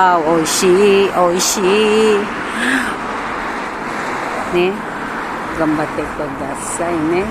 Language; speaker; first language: Japanese; non-native, learner; Filipino